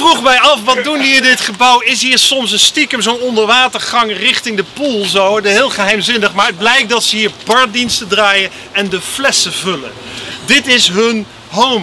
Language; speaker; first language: Dutch; native; Dutch